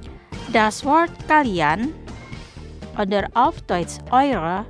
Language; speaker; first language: German; non-native, fluent; Indonesian